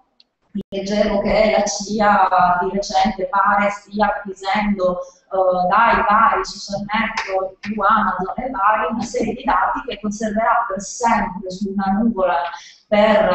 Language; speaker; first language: Italian; native; Italian